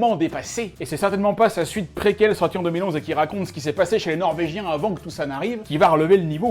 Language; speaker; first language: French; native; French